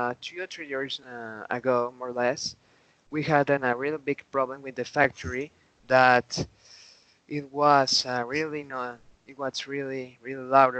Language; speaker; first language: English; non-native, learner; Spanish